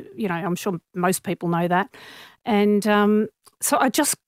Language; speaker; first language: English; native; English